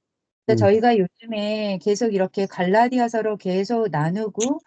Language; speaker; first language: Korean; native; Korean